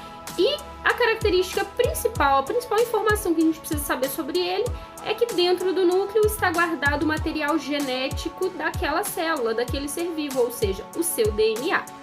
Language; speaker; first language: Portuguese; native; Portuguese